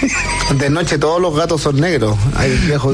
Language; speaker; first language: Spanish; native; Spanish